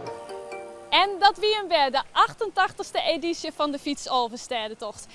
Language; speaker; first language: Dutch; non-native, local second language; Western Frisian